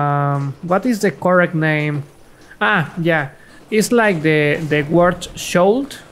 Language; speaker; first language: English; non-native, learner; Spanish